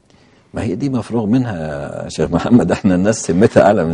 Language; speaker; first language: Arabic; native; Arabic